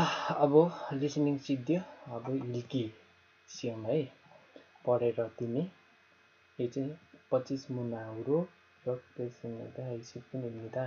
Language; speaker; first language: Korean; non-native, learner; Nepali